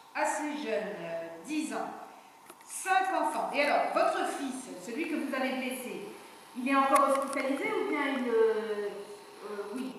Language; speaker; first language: French; native; French